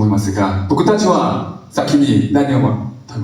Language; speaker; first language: Japanese; non-native, learner; Korean